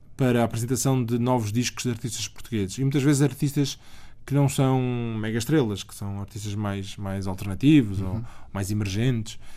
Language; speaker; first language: Portuguese; native; Portuguese